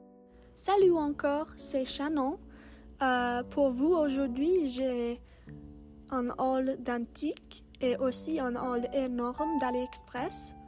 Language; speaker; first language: French; non-native, learner; English